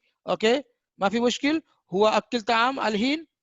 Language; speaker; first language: Arabic; non-native, fluent; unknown